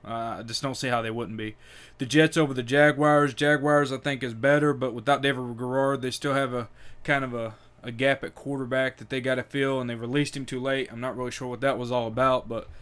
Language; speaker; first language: English; native; English